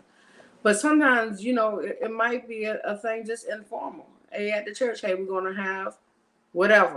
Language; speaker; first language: English; native; English